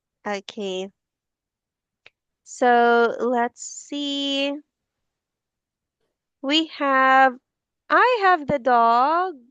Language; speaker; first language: English; non-native, fluent; Filipino